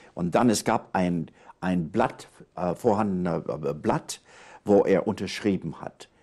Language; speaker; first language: German; non-native, fluent; English